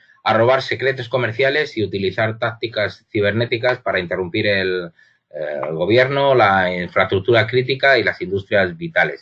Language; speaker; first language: Spanish; native; Spanish